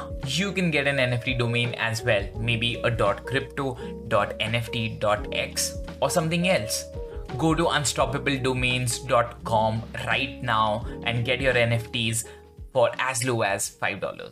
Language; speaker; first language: English; non-native, local second language; Hindi